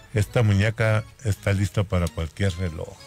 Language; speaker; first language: Spanish; native; Spanish